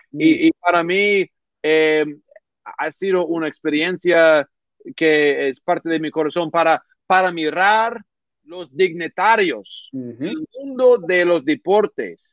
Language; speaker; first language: Spanish; non-native, learner; English